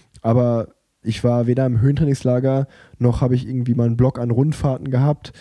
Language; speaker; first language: German; native; German